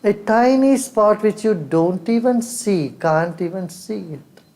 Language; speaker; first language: English; non-native, local second language; Hindi